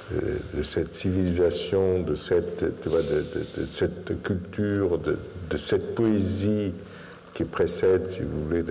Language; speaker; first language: French; non-native, fluent; Portuguese